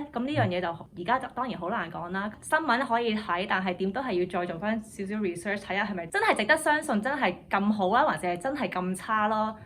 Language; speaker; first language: Cantonese; early bilingual, heritage; Cantonese